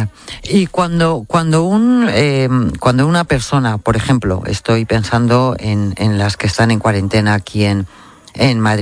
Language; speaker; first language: Spanish; native; Spanish